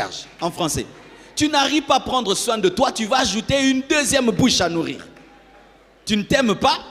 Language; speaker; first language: French; non-native, local second language; Lingala